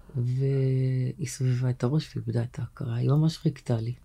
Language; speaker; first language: Hebrew; native; Hebrew